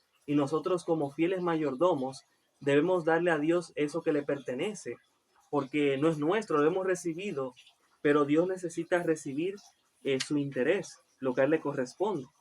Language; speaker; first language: Spanish; native; Spanish